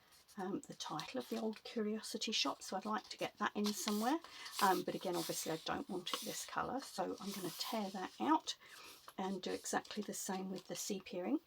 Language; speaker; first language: English; native; English